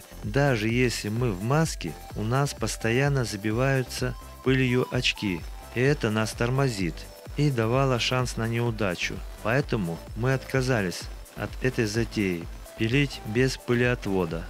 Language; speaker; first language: Russian; native; Russian